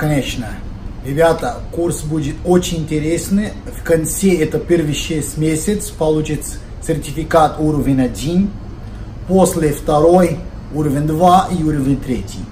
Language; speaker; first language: Russian; non-native, learner; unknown